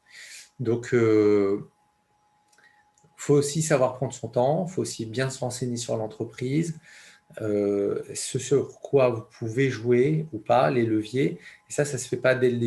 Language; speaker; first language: French; native; French